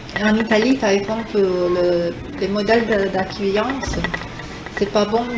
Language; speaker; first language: French; non-native, fluent; Italian